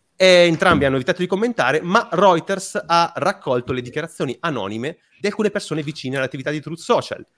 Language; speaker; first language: Italian; native; Italian